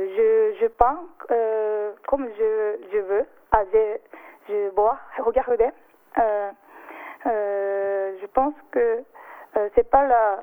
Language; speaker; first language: French; non-native, learner; Japanese